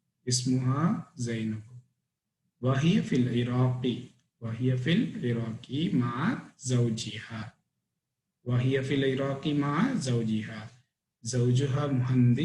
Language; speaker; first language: Arabic; non-native, fluent; Tamil